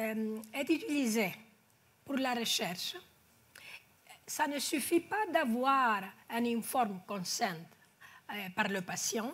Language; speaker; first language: French; non-native, fluent; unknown